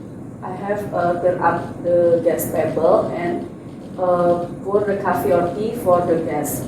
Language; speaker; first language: English; non-native, learner; Indonesian